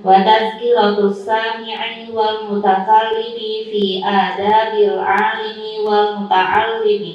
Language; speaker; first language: Arabic; non-native, fluent; Indonesian